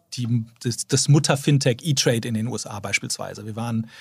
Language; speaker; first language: German; native; German